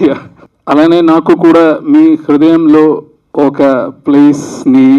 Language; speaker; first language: Telugu; non-native, learner; Malayalam